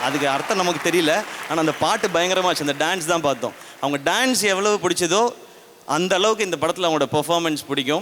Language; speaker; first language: Tamil; native; Tamil